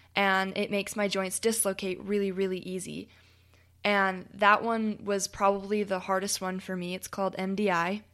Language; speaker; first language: English; native; English